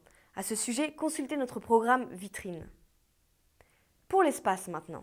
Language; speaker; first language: French; native; French